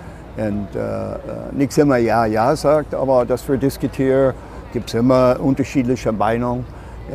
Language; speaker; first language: German; non-native, fluent; English